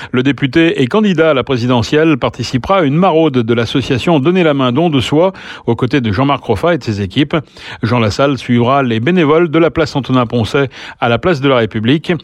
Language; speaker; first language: French; native; French